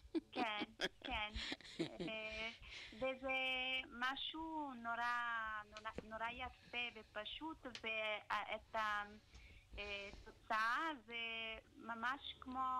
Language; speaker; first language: Hebrew; non-native, learner; Italian